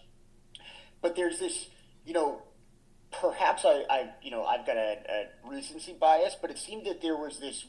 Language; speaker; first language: English; native; English